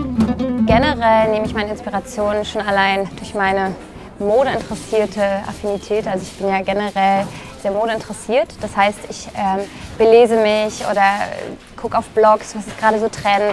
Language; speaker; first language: German; native; German